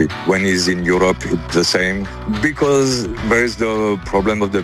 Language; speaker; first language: English; non-native, fluent; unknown